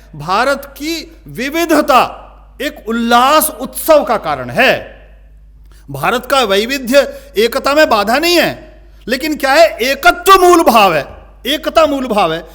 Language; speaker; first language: Hindi; native; Hindi